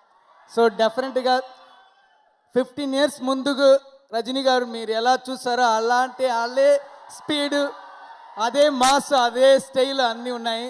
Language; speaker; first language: Telugu; non-native, learner; Tamil